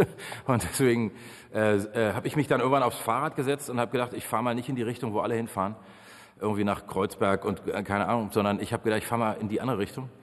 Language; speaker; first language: German; native; German